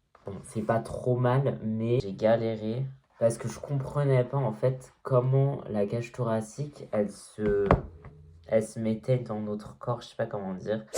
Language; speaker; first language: French; native; French